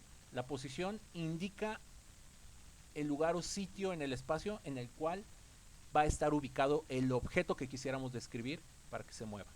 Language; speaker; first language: Spanish; native; Spanish